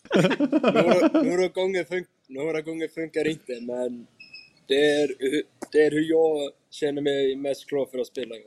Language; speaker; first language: Swedish; non-native, fluent; Icelandic